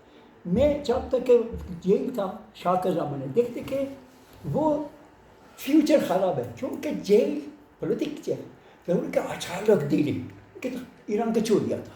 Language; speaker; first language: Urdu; non-native, learner; Persian